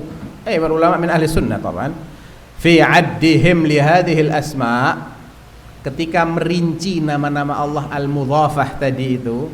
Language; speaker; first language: Arabic; non-native, fluent; Indonesian